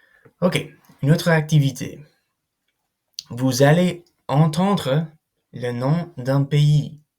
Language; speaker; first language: French; non-native, fluent; English